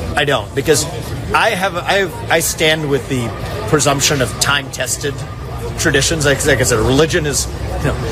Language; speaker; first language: English; early bilingual, other home language; Hindi